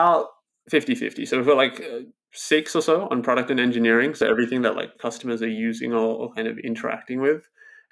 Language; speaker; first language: English; native; English